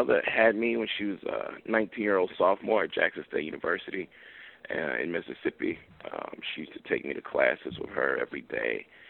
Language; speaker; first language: English; native; English